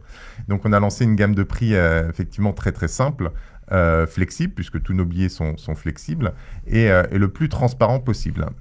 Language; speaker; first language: French; native; French